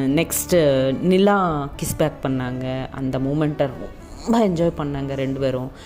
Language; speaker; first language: Tamil; non-native, local second language; Telugu